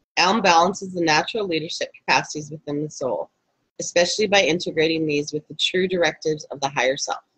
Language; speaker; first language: English; native; English